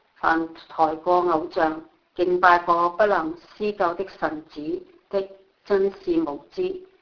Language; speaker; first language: Chinese; non-native, local second language; Cantonese